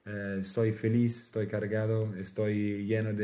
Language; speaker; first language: Spanish; non-native, learner; Italian